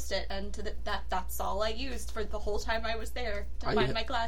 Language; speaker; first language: English; native; English